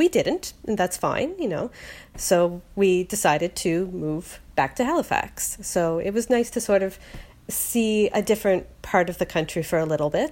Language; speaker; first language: English; native; English